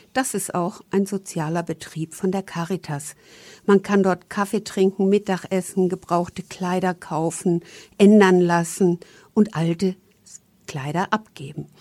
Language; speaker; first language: German; native; German